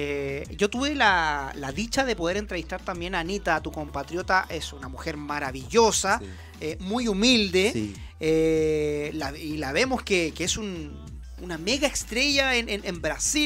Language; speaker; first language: Spanish; native; Spanish